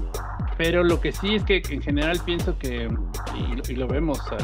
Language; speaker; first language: Spanish; native; Spanish